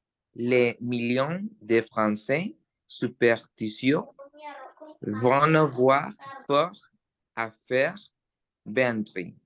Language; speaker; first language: French; non-native, learner; Spanish